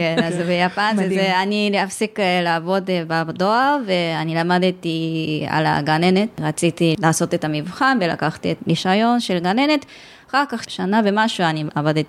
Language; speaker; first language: Hebrew; non-native, learner; Japanese